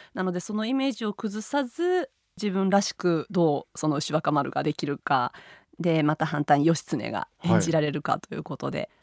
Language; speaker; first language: Japanese; native; Japanese